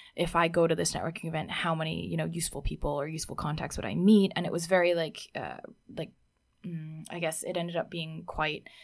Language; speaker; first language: English; native; English